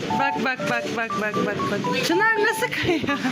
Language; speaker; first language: Turkish; native; Turkish